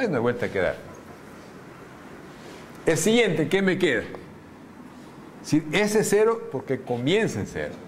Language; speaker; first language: Spanish; native; Spanish